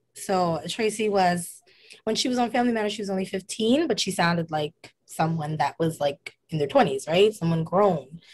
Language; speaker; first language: English; native; English